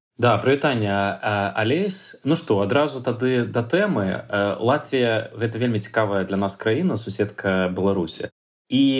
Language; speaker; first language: Belarusian; native; Belarusian